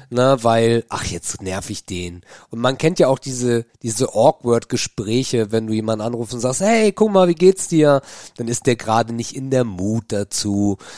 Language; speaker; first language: German; native; German